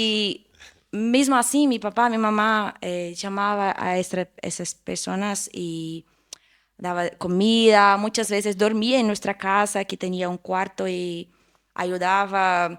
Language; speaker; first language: Spanish; non-native, fluent; Portuguese